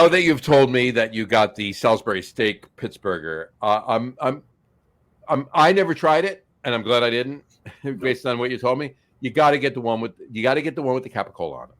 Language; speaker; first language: English; native; English